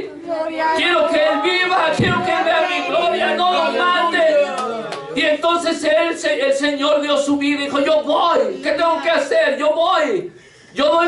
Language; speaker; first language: Spanish; native; Spanish